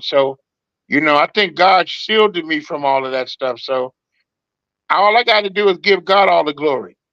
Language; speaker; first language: English; native; English